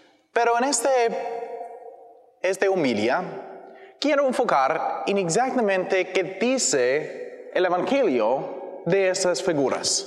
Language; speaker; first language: Spanish; non-native, learner; English